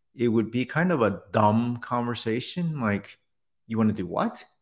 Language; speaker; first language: English; native; English